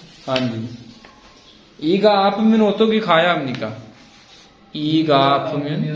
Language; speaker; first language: Korean; non-native, fluent; Punjabi